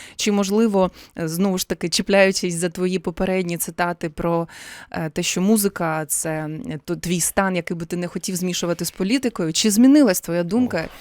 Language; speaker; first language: Ukrainian; native; Ukrainian